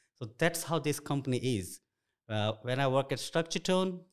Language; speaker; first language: English; non-native, local second language; Gujarati